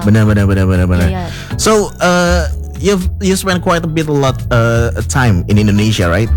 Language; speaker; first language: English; non-native, fluent; Indonesian